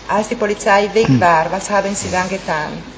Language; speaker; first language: German; non-native, fluent; Italian